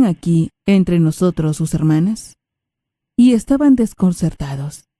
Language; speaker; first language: Spanish; native; Spanish